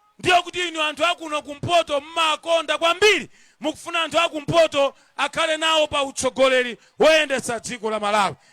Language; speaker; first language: Nyanja; non-native, local second language; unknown